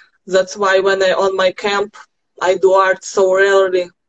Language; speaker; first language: English; non-native, learner; Russian